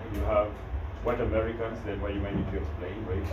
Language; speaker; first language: English; non-native, local second language; Kikuyu